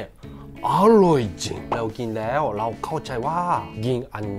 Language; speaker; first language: Thai; non-native, learner; Japanese